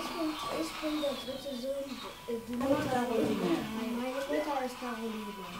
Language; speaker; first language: German; early bilingual, other home language; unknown